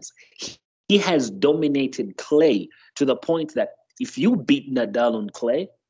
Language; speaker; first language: English; non-native, local second language; Ganda